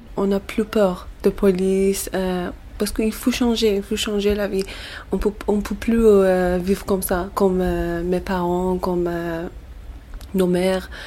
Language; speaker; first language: French; non-native, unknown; Persian